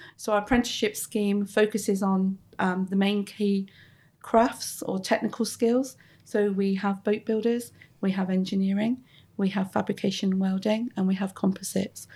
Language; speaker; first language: English; native; English